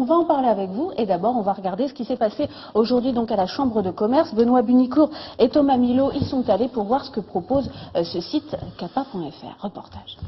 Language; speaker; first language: French; native; French